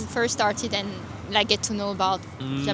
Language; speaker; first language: English; non-native, fluent; French